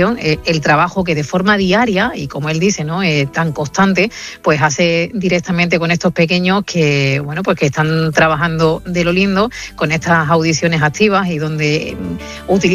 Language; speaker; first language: Spanish; native; Spanish